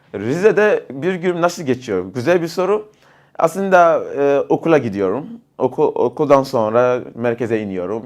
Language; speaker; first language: Turkish; non-native, fluent; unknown